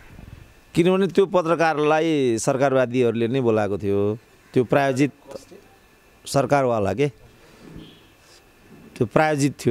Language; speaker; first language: Nepali; native; Nepali